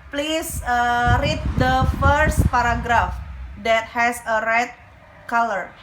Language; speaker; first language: English; non-native, learner; Indonesian